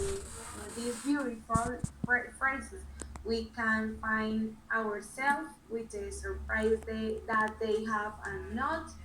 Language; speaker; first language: English; non-native, learner; Spanish